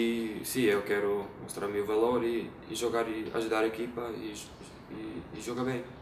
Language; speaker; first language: Portuguese; non-native, learner; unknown